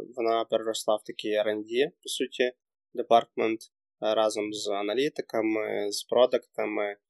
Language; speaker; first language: Ukrainian; native; Ukrainian